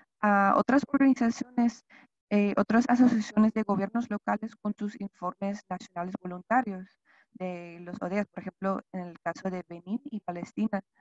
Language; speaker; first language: Spanish; non-native, fluent; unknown